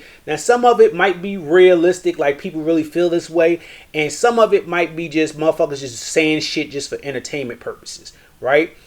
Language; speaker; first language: English; native; English